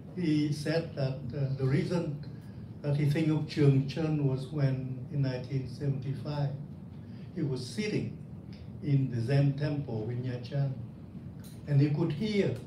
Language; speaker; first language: English; non-native, fluent; Vietnamese